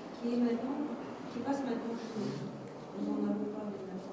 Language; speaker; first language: French; non-native, fluent; Russian